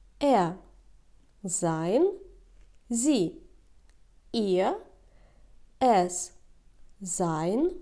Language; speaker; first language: German; non-native, fluent; Ukrainian